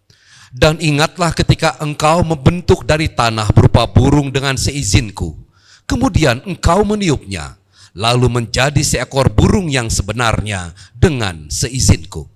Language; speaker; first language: Indonesian; native; Indonesian